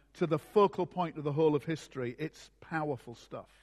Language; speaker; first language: English; native; English